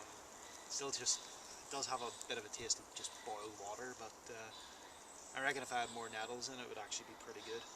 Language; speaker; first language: English; native; English